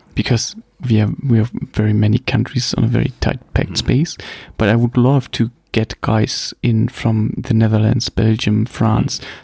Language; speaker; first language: English; non-native, fluent; German